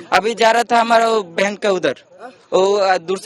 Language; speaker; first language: Hindi; non-native, learner; Bangla